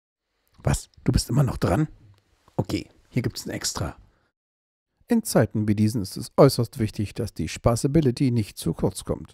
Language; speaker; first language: German; native; German